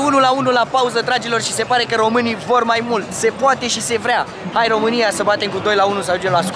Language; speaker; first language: Romanian; native; Romanian